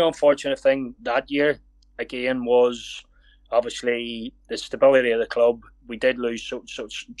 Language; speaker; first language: English; native; English